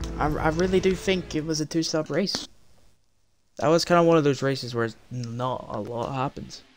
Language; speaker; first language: English; native; English